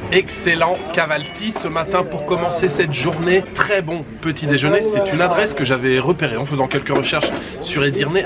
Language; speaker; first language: French; native; French